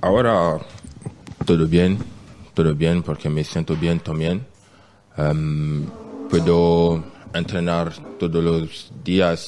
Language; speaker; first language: Spanish; non-native, learner; French